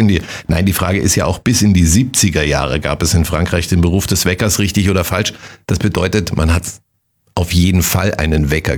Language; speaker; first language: German; native; German